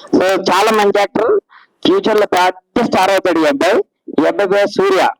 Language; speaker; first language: Telugu; native; Telugu